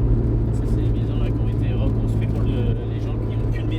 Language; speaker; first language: French; native; French